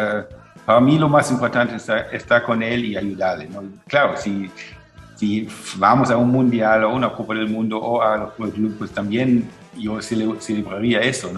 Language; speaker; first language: Spanish; non-native, fluent; German